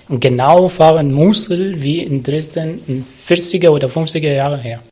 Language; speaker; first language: German; non-native, learner; Arabic